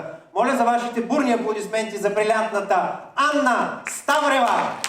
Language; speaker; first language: Bulgarian; native; Bulgarian